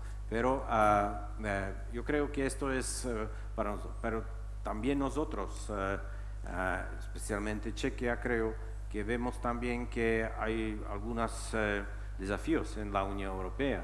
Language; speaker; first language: Spanish; non-native, fluent; Czech